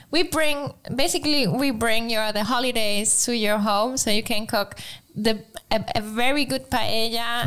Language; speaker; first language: English; non-native, fluent; Spanish